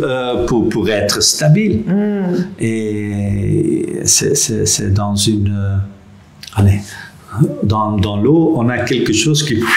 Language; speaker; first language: French; non-native, local second language; Dutch